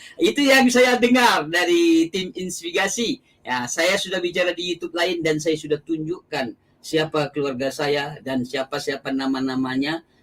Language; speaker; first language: Indonesian; non-native, local second language; Achinese